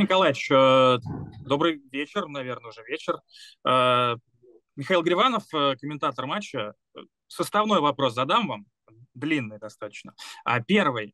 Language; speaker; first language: Russian; native; Russian